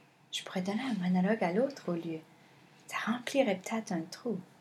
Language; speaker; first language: French; native; French